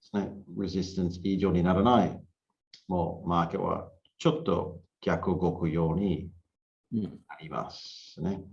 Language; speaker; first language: Japanese; non-native, learner; English